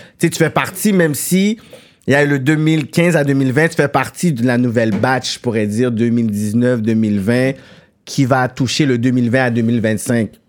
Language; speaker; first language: French; native; French